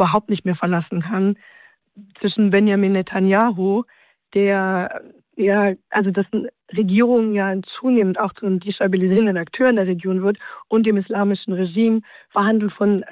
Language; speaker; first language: German; native; German